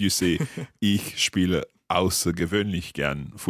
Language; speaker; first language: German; non-native, learner; English